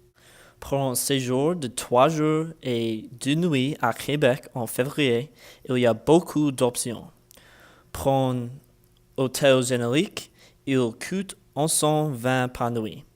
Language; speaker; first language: French; non-native, learner; English